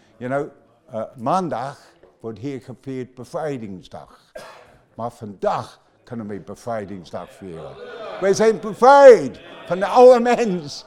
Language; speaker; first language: Dutch; non-native, fluent; English